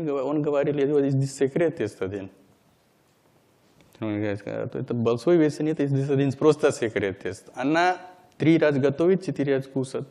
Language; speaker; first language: Russian; non-native, learner; Hindi